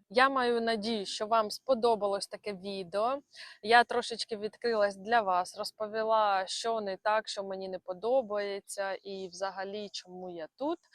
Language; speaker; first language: Ukrainian; non-native, local second language; Russian